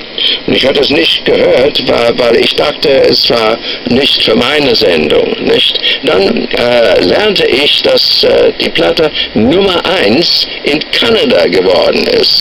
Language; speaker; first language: German; non-native, fluent; English